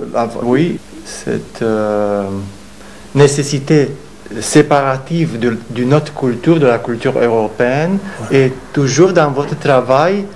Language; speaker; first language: French; non-native, fluent; Romanian